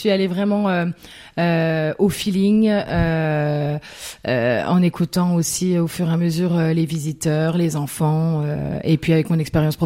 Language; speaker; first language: French; native; French